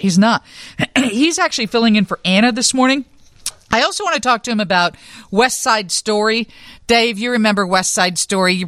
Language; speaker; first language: English; native; English